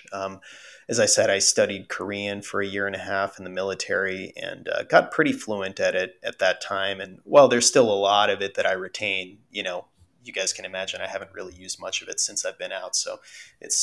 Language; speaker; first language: English; early bilingual, other home language; Russian